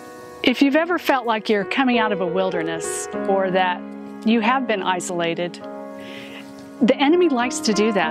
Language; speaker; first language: English; native; English